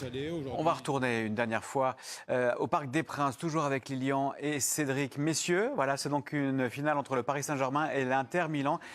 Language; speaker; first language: French; native; French